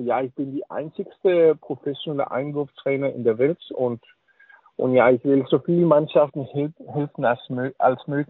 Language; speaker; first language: German; non-native, learner; Danish